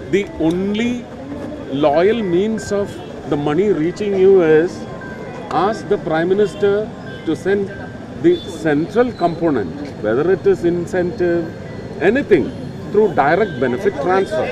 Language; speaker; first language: English; non-native, local second language; Malayalam